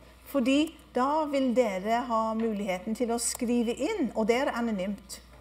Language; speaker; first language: Norwegian; non-native, fluent; English